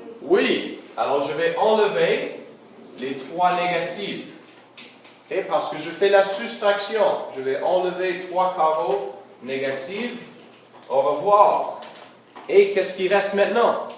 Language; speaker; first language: French; non-native, local second language; English